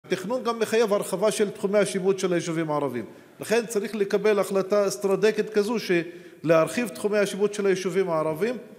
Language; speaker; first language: Hebrew; non-native, local second language; Arabic